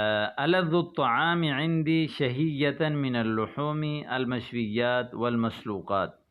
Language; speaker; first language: Arabic; non-native, fluent; Urdu